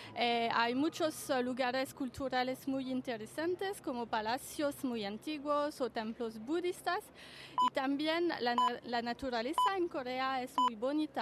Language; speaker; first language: Spanish; non-native, fluent; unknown